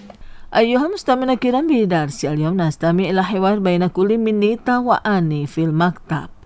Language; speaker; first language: Arabic; non-native, fluent; Indonesian